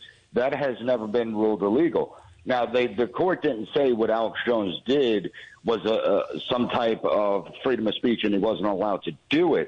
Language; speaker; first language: English; native; English